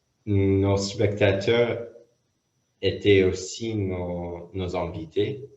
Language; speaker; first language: French; non-native, fluent; English